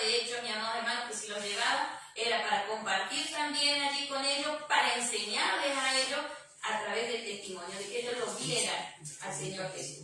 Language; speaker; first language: Spanish; native; Spanish